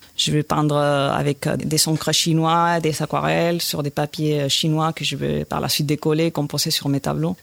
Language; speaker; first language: French; non-native, fluent; Spanish